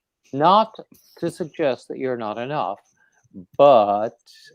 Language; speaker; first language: English; native; English